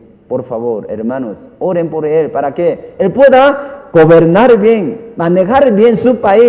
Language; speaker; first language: Spanish; non-native, learner; Korean